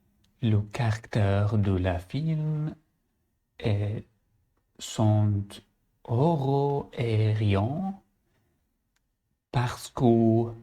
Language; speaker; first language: French; non-native, learner; Arabic